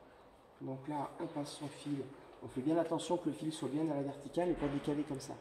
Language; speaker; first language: French; native; French